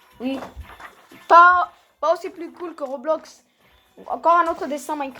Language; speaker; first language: French; native; French